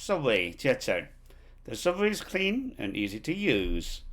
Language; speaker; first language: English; non-native, fluent; Korean